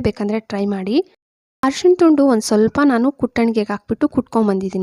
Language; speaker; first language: Kannada; native; Kannada